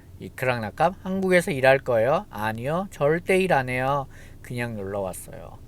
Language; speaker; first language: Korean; non-native, fluent; Thai